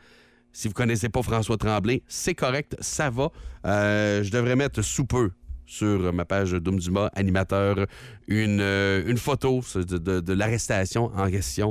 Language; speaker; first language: French; native; French